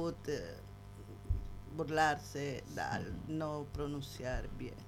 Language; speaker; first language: Catalan; non-native, learner; Spanish